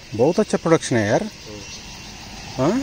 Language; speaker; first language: Hindi; non-native, local second language; Telugu